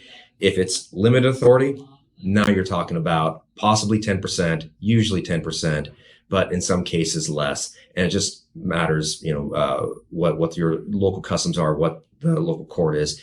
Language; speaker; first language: English; native; English